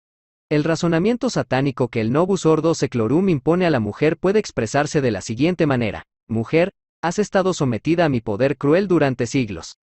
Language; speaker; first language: Spanish; native; Spanish